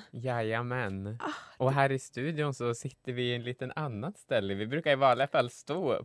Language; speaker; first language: Swedish; native; Swedish